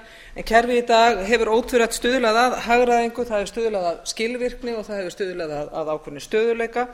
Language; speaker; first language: Icelandic; native; Icelandic